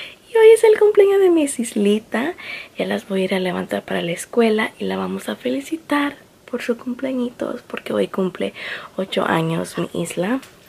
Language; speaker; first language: Spanish; early bilingual, heritage; Spanish